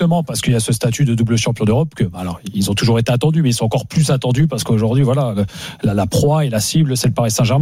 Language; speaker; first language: French; native; French